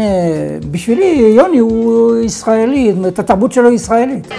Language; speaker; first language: Hebrew; non-native, fluent; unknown